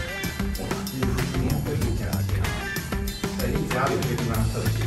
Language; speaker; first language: Chinese; native; Chinese